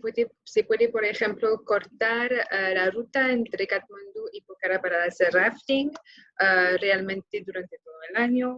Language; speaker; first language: Spanish; non-native, fluent; French